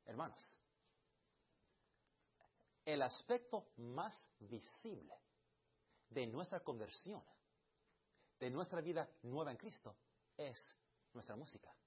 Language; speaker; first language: Spanish; early bilingual, heritage; Spanish